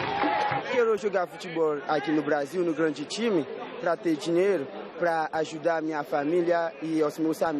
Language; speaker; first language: Portuguese; non-native, learner; Haitian Creole